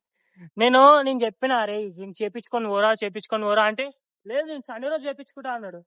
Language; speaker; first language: Telugu; native; Telugu